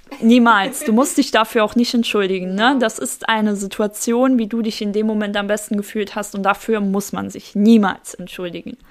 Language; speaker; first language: German; native; German